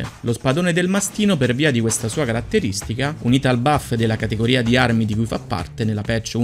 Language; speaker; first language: Italian; native; Italian